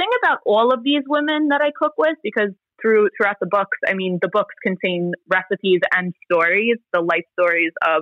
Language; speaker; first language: English; early bilingual, other home language; Italian